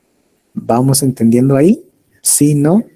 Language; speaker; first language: Spanish; native; Spanish